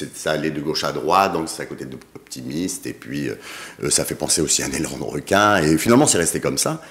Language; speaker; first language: French; native; French